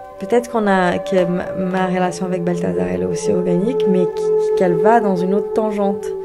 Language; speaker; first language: French; non-native, fluent; Portuguese